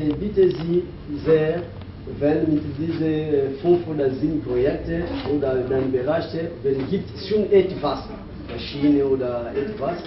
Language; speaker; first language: German; non-native, learner; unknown